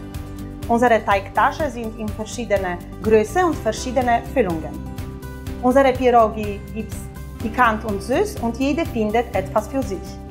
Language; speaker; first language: German; non-native, fluent; Polish